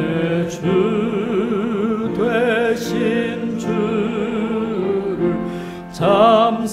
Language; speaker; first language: Korean; native; Korean